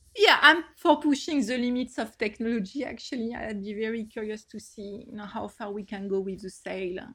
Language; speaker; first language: English; non-native, fluent; French